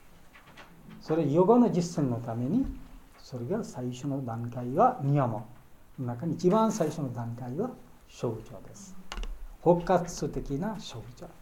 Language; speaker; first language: Japanese; non-native, learner; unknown